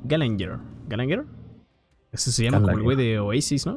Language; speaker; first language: Spanish; native; Spanish